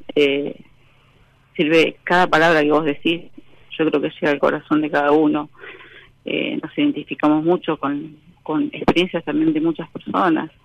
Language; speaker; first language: Spanish; native; Spanish